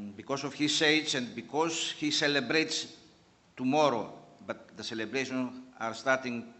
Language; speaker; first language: English; non-native, fluent; Greek